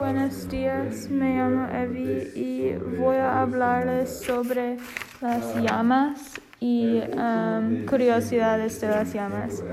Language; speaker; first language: Spanish; non-native, learner; English